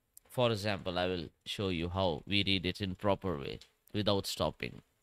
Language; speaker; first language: English; non-native, local second language; Urdu